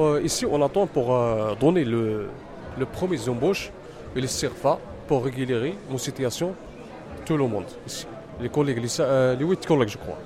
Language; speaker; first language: French; non-native, learner; Arabic